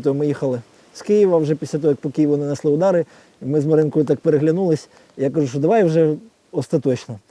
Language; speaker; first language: Ukrainian; non-native, local second language; Russian